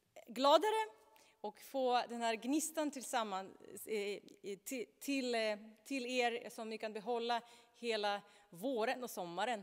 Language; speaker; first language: Swedish; non-native, fluent; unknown